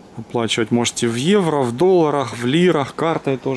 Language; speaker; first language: Russian; native; Russian